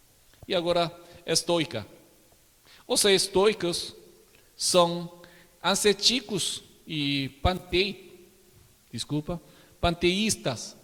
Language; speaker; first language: Portuguese; non-native, learner; Korean